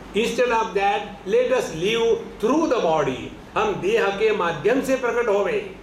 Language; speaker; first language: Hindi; non-native, local second language; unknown